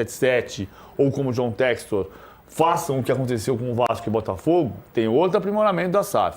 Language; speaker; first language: Portuguese; native; Portuguese